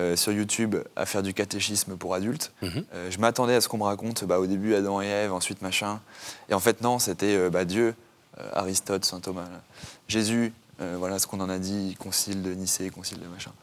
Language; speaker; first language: French; native; French